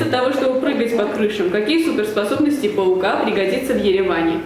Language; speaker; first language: Russian; non-native, fluent; Armenian